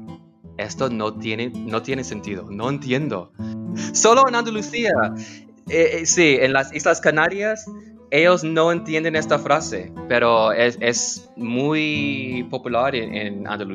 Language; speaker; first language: Spanish; non-native, learner; English